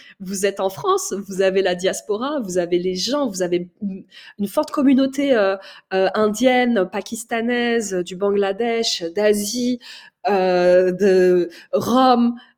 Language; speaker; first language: French; native; French